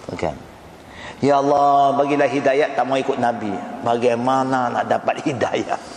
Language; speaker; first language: Malay; native; Malay